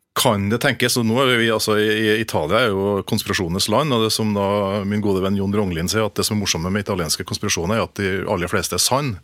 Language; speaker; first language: Norwegian; native; Norwegian